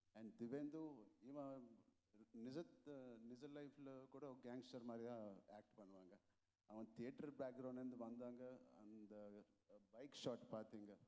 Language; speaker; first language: Tamil; non-native, local second language; Telugu